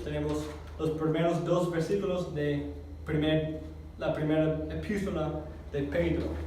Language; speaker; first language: Spanish; non-native, fluent; English